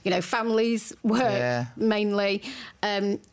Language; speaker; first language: English; native; English